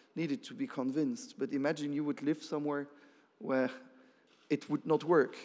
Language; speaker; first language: English; non-native, fluent; Luxembourgish